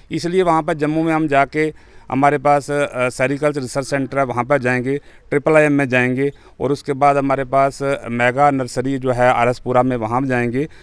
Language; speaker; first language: Hindi; non-native, local second language; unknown